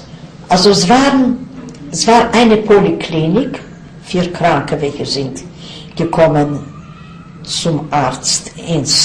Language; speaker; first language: German; non-native, fluent; Yiddish